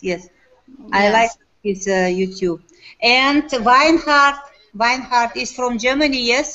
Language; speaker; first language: English; non-native, fluent; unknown